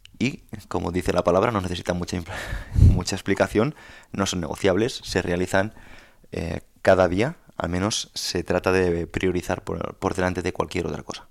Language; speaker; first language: Spanish; native; Spanish